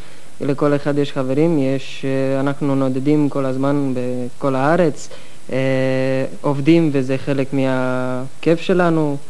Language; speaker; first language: Hebrew; non-native, fluent; Romanian